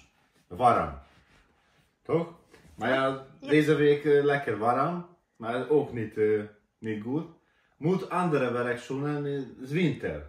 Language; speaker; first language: Dutch; non-native, learner; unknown